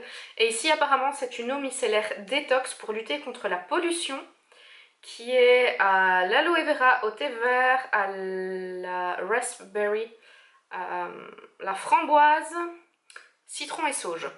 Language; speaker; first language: French; native; French